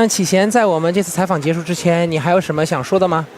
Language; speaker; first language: Chinese; native; Chinese